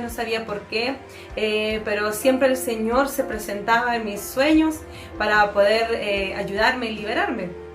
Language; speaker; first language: Spanish; native; Spanish